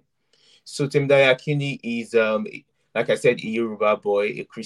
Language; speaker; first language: English; non-native, local second language; Yoruba